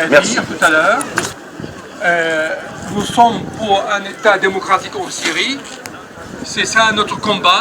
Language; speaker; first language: French; non-native, fluent; Arabic